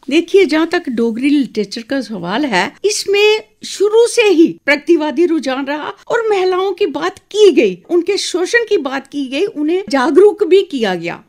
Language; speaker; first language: Hindi; non-native, local second language; Dogri